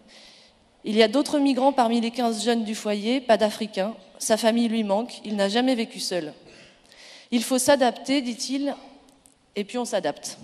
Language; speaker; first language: French; native; French